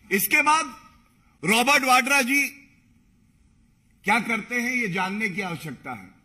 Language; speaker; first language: Hindi; native; Hindi